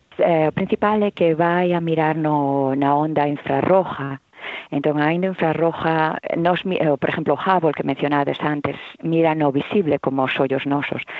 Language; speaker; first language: Galician; non-native, local second language; Spanish